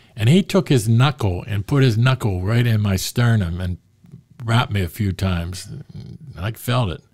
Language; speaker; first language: English; native; English